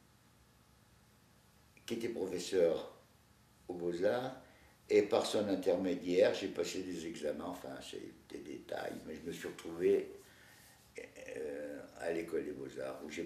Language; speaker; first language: French; native; French